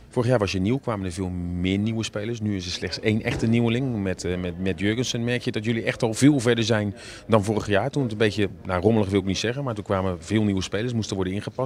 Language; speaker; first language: Dutch; native; Dutch